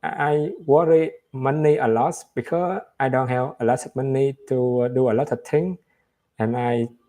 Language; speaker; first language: English; non-native, learner; Vietnamese